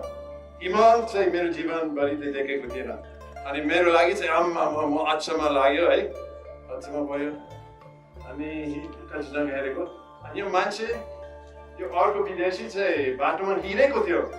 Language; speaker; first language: Nepali; non-native, learner; English